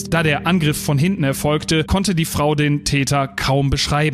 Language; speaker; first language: German; native; German